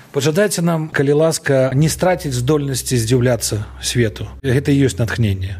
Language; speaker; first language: Belarusian; non-native, local second language; Russian